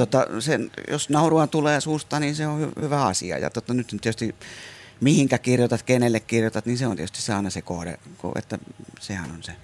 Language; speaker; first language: Finnish; native; Finnish